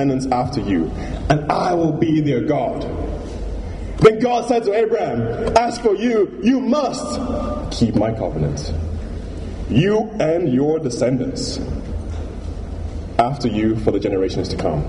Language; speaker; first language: English; non-native, local second language; Yoruba